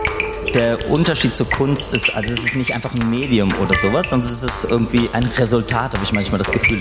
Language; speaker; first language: German; native; German